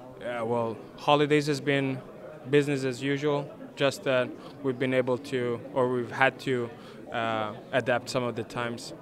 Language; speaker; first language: English; non-native, fluent; Swedish